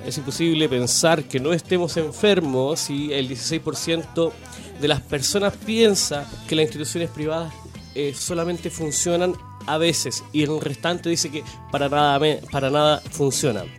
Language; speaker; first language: Spanish; native; Spanish